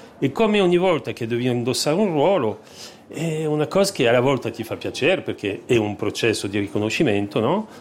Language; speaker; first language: Italian; non-native, fluent; French